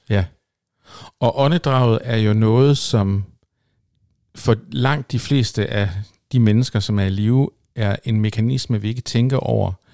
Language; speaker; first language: Danish; native; Danish